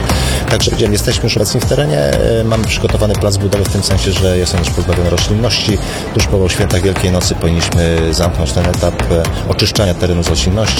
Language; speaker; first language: Polish; native; Polish